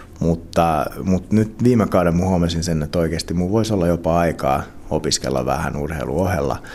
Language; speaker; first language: Finnish; non-native, local second language; Swedish